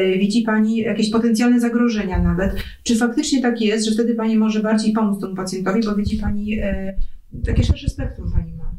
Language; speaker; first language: Polish; native; Polish